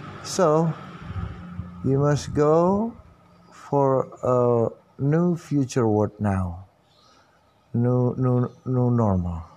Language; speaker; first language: English; non-native, learner; Indonesian